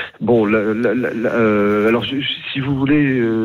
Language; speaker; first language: French; native; French